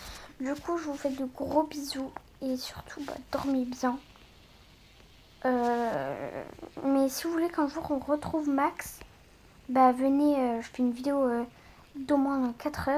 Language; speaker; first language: French; native; French